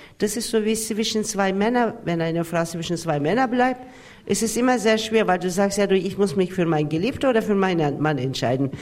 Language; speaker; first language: German; non-native, fluent; Turkish